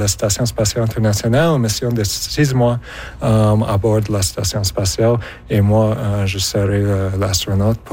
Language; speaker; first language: French; native; French